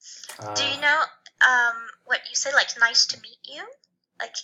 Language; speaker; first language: English; non-native, fluent; French